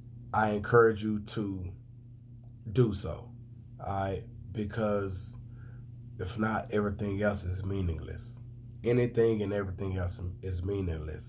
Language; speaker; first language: English; native; English